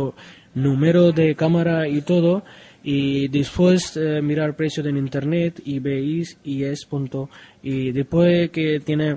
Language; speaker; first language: Spanish; non-native, learner; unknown